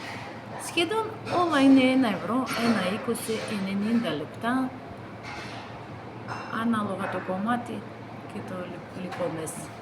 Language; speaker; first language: Greek; non-native, fluent; Russian